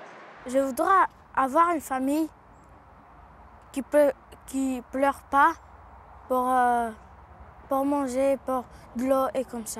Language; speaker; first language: French; early bilingual, other home language; Romany